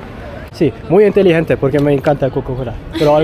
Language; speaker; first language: Spanish; non-native, learner; English